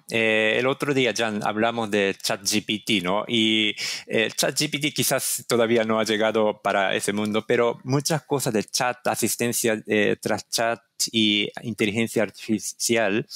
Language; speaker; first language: Spanish; non-native, fluent; Japanese